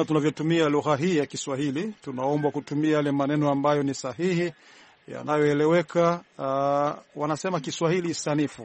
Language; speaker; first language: Swahili; non-native, local second language; Rundi